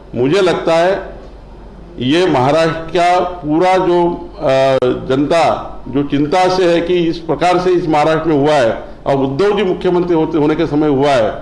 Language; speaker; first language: Hindi; non-native, local second language; Marathi